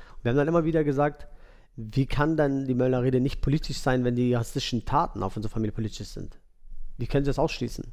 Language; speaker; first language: German; native; German